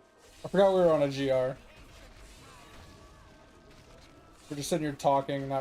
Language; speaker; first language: English; native; English